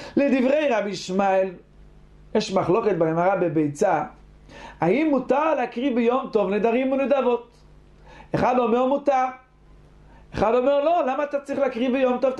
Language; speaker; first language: Hebrew; native; Hebrew